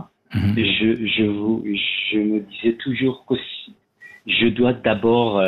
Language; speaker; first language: French; non-native, fluent; Persian